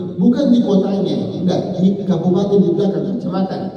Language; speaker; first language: Indonesian; non-native, learner; Arabic